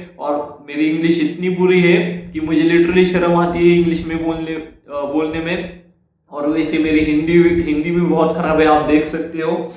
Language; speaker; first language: Hindi; non-native, local second language; Marathi